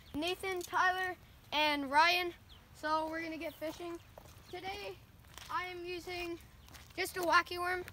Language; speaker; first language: English; native; English